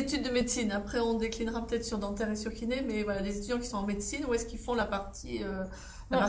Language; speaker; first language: French; native; French